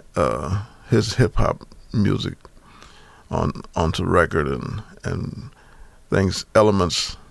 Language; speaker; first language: English; native; English